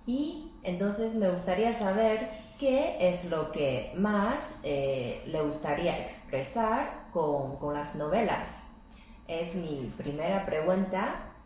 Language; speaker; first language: Spanish; non-native, fluent; Chinese